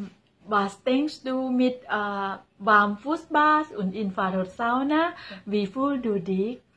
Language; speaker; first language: German; non-native, learner; Thai